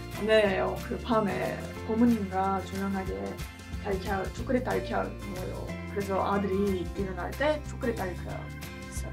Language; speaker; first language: Korean; non-native, learner; English